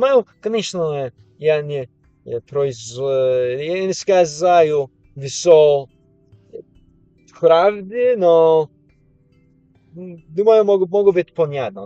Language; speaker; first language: Russian; non-native, learner; English